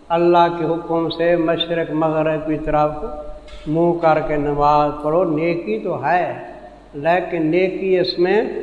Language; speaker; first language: Urdu; non-native, local second language; Saraiki